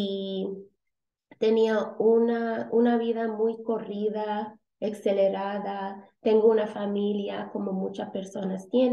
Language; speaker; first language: Spanish; early bilingual, heritage; Spanish